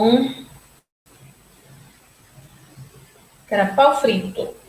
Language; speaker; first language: Portuguese; non-native, local second language; Tetum